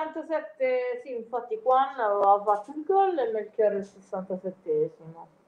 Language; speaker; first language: Italian; native; Italian